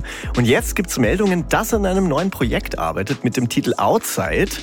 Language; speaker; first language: German; native; German